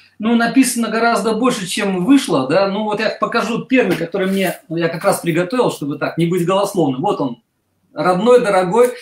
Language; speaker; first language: Russian; native; Russian